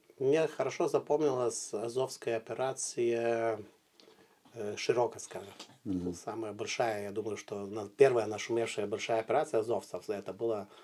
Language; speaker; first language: Russian; non-native, fluent; Lithuanian